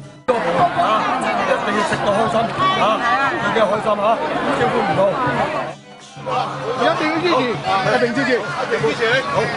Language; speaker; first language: Cantonese; native; Cantonese